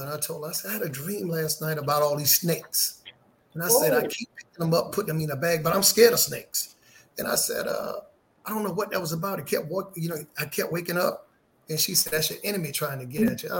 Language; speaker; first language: English; native; English